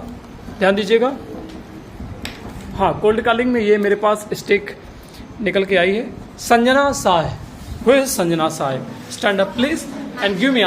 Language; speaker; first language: Hindi; native; Hindi